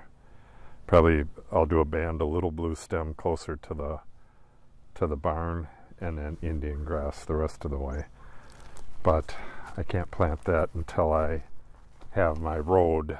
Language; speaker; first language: English; native; English